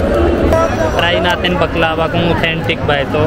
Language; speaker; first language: Filipino; non-native, learner; Hindi